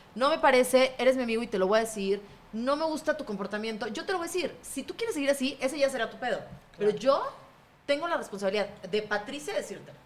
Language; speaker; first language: Spanish; native; Spanish